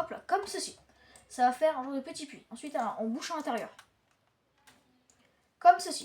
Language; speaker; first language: French; native; French